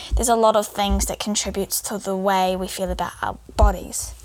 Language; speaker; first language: English; native; English